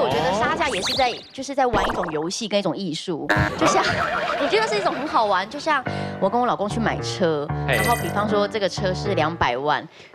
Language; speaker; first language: Chinese; native; Chinese